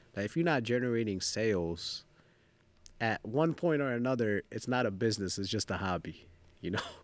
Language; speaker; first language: English; early bilingual, other home language; Bangla